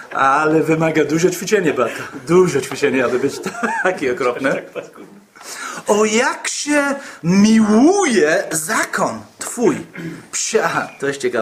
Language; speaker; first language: Polish; non-native, fluent; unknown